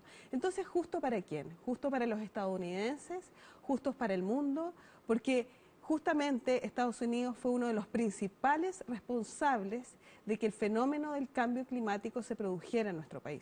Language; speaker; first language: Spanish; native; Spanish